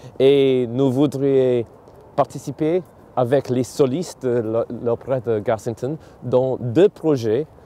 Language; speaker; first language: French; non-native, fluent; English